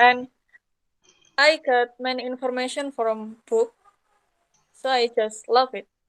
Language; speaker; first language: English; non-native, learner; Indonesian